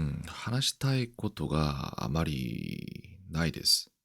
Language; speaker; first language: Japanese; non-native, learner; Korean